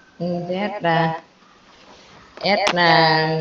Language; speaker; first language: English; non-native, learner; Vietnamese